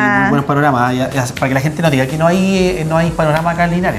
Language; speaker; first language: Spanish; native; Spanish